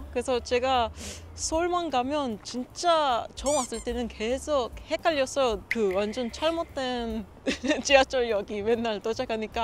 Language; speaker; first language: Korean; non-native, learner; Papiamento